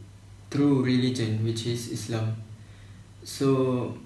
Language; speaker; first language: English; non-native, learner; Malay